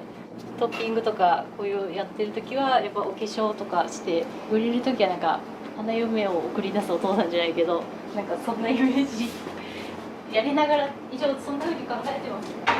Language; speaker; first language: Japanese; native; Japanese